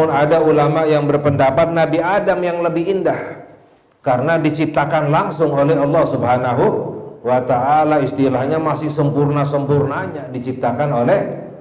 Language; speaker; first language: Indonesian; native; Indonesian